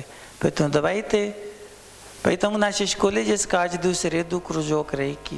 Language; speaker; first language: Russian; non-native, learner; Hindi